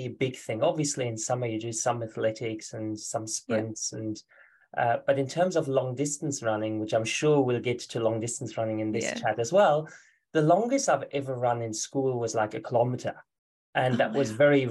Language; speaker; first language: English; non-native, fluent; German